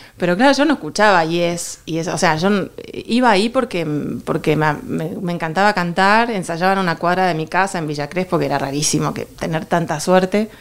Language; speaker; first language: Spanish; native; Spanish